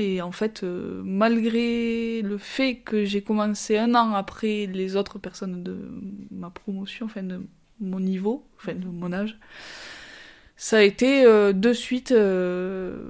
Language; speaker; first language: French; native; French